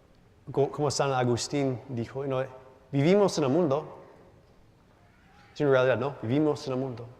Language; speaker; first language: Spanish; non-native, learner; English